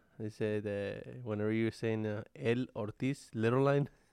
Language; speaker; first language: English; early bilingual, other home language; Spanish